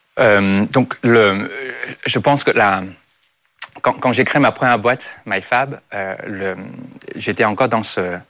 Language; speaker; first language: French; non-native, fluent; Chinese